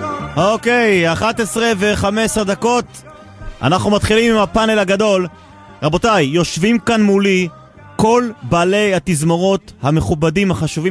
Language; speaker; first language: Hebrew; native; Hebrew